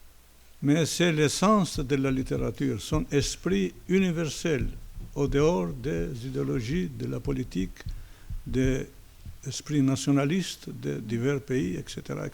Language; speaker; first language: French; non-native, fluent; Albanian